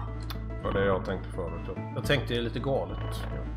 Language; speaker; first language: Swedish; native; Swedish